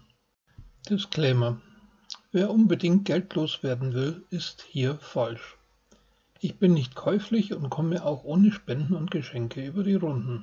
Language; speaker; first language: German; native; German